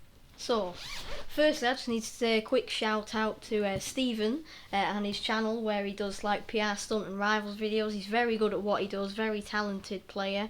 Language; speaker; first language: English; native; English